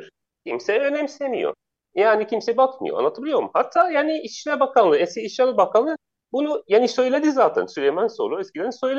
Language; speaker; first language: Turkish; non-native, learner; Arabic